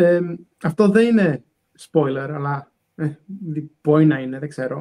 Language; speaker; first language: Greek; early bilingual, other home language; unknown